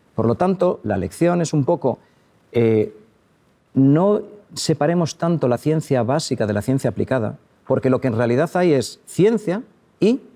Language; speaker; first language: Spanish; native; Spanish